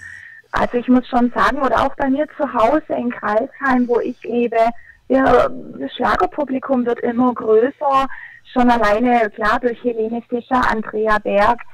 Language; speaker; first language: German; native; German